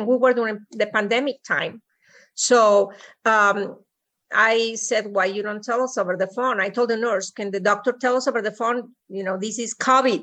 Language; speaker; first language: English; non-native, fluent; Spanish